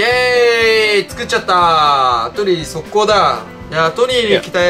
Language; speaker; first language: Japanese; native; Japanese